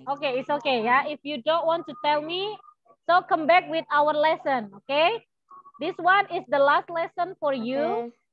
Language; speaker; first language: English; non-native, learner; Indonesian